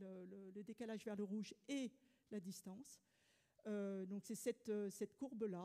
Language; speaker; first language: French; native; French